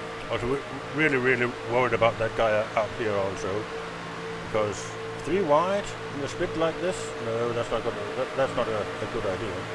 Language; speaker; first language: English; non-native, fluent; Danish